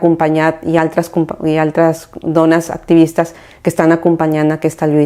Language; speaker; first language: Catalan; non-native, fluent; Spanish